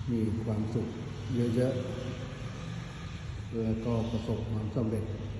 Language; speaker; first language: Thai; non-native, local second language; Northern Khmer